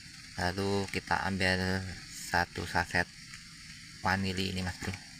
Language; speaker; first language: Indonesian; native; Indonesian